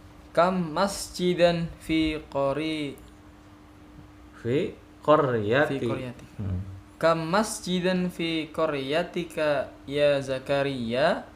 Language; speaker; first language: Arabic; non-native, learner; Indonesian